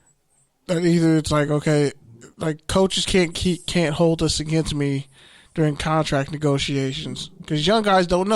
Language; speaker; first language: English; native; English